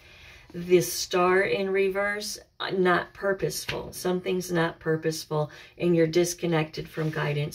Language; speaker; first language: English; native; English